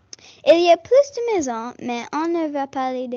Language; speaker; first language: French; non-native, learner; English